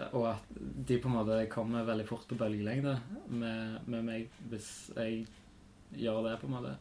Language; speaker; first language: Norwegian; native; Norwegian